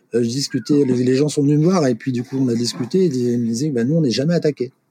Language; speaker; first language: French; native; French